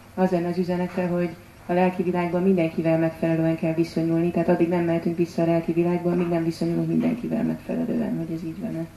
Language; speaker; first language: Hungarian; native; Hungarian